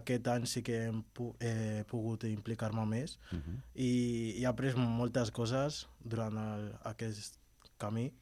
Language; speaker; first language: Catalan; early bilingual, other home language; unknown